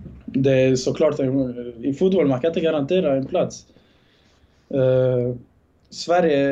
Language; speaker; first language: Swedish; early bilingual, other home language; Bosnian